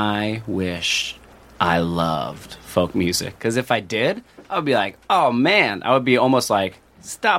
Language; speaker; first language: English; native; English